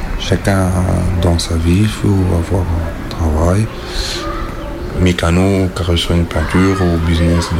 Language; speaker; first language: French; non-native, learner; Arabic